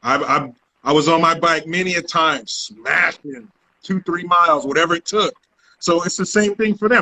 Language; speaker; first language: English; native; English